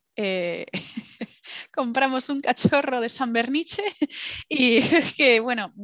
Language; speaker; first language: Spanish; native; Spanish